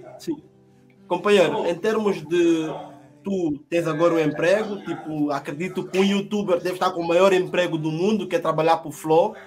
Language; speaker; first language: Portuguese; native; Portuguese